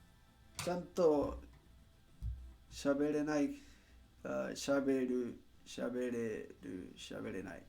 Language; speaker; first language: Japanese; non-native, learner; Spanish